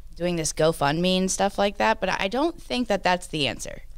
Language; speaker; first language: English; native; English